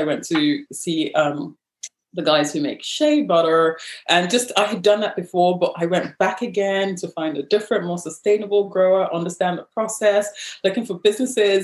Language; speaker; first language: English; non-native, local second language; Igbo